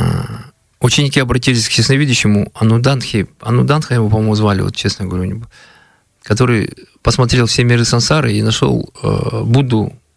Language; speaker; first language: Russian; native; Russian